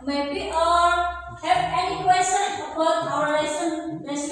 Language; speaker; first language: English; non-native, learner; Indonesian